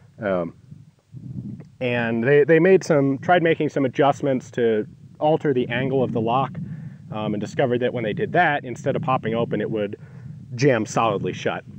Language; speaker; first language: English; native; English